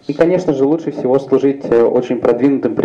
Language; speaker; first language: Russian; native; Russian